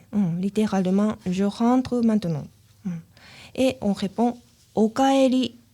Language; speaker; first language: French; non-native, learner; Japanese